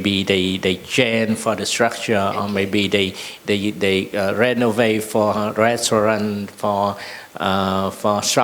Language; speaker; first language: English; non-native, learner; Vietnamese